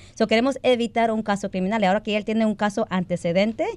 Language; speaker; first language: Spanish; early bilingual, heritage; Spanish